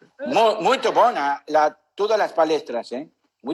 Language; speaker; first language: Portuguese; non-native, learner; Spanish